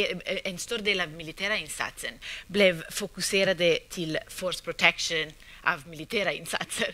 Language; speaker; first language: Swedish; non-native, fluent; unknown